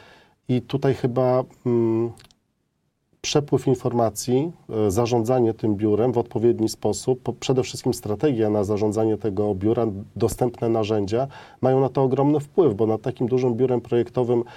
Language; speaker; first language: Polish; native; Polish